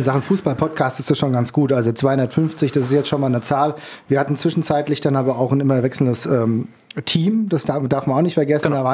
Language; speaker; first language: German; native; German